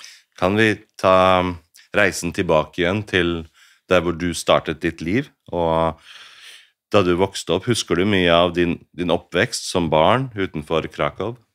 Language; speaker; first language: Norwegian; native; Norwegian